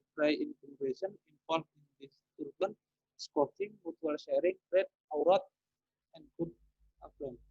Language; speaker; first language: English; non-native, learner; Indonesian